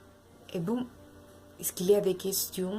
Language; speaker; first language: French; non-native, learner; Spanish